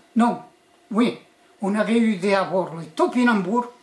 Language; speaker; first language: French; early bilingual, other home language; Spanish